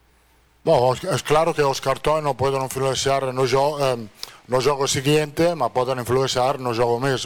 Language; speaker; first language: Portuguese; non-native, fluent; Italian